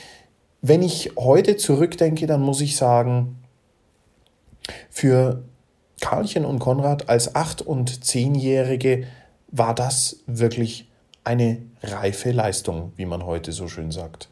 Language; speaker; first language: German; native; German